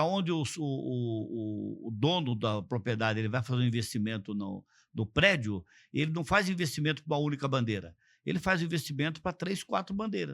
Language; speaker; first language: Portuguese; native; Portuguese